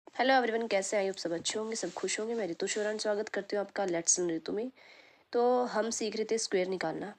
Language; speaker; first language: Hindi; native; Hindi